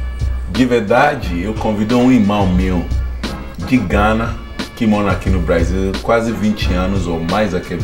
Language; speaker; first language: Portuguese; non-native, learner; Akan